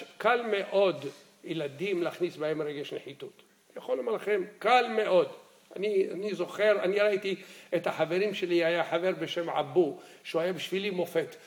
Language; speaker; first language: Hebrew; early bilingual, other home language; Arabic